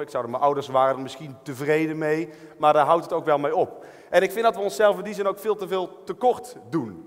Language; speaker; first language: Dutch; native; Dutch